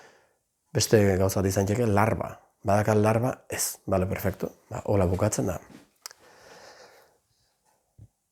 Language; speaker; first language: Basque; native; Basque